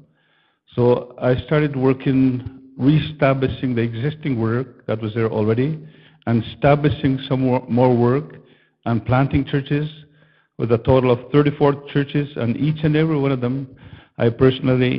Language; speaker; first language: English; native; English